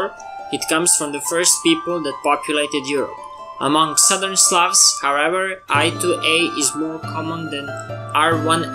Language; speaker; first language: English; non-native, fluent; Serbian